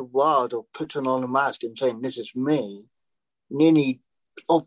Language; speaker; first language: English; native; English